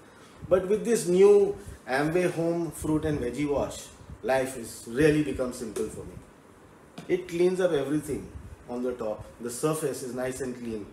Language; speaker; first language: English; non-native, local second language; Hindi